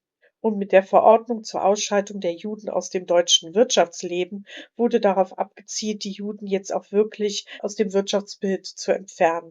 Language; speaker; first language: German; native; German